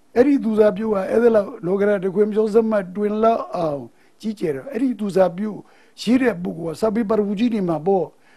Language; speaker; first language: Burmese; native; Burmese